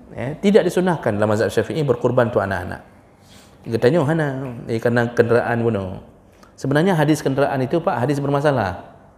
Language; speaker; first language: Malay; non-native, local second language; Achinese